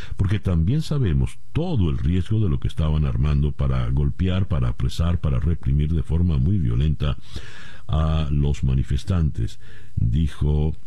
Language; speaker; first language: Spanish; native; Spanish